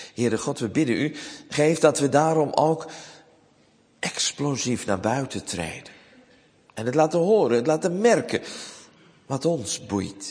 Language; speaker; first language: Dutch; native; Dutch